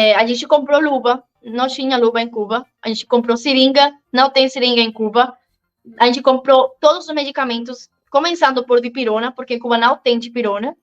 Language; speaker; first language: Portuguese; non-native, fluent; Spanish